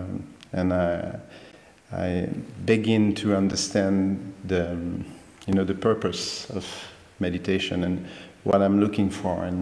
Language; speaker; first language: English; non-native, fluent; French